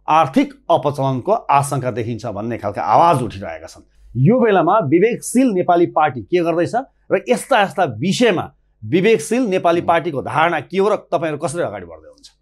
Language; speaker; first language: Nepali; native; Nepali